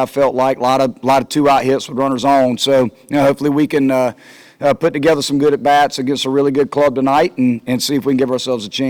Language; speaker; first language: English; native; English